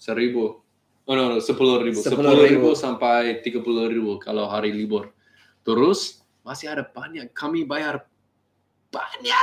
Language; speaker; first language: Indonesian; non-native, learner; English